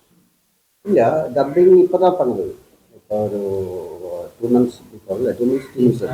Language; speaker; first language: Tamil; non-native, learner; Malayalam